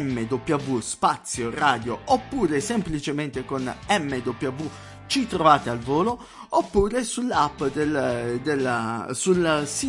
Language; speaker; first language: Italian; native; Italian